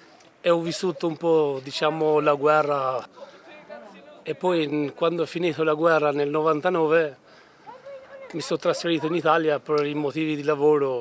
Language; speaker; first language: Italian; non-native, fluent; Albanian